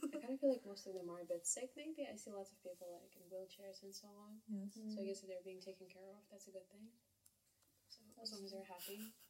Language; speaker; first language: English; non-native, fluent; Kazakh